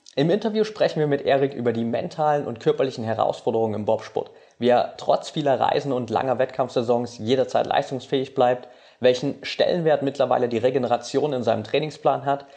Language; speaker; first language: German; native; German